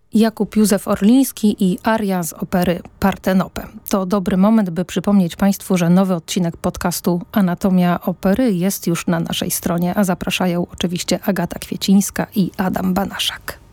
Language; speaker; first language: Polish; native; Polish